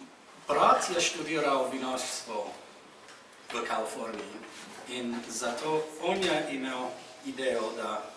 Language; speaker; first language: Slovenian; non-native, fluent; English